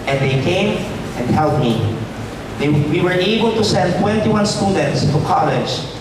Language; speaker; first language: English; non-native, local second language; Filipino